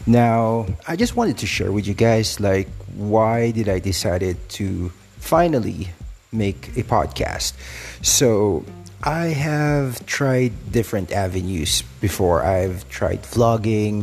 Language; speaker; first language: English; non-native, local second language; Filipino